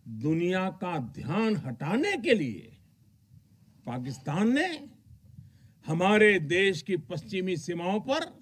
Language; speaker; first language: Hindi; non-native, local second language; Gujarati